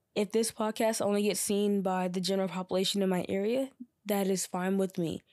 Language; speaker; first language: English; native; English